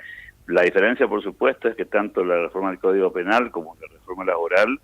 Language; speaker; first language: Spanish; native; Spanish